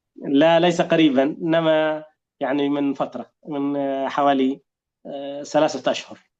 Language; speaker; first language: Arabic; native; Arabic